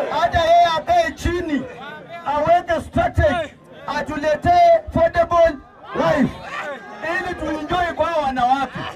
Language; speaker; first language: Swahili; non-native, local second language; Luyia